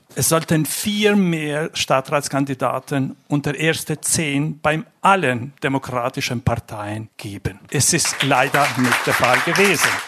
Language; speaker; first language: German; non-native, fluent; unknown